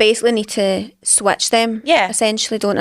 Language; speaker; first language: English; native; English